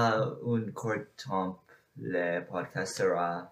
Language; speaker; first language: French; non-native, learner; English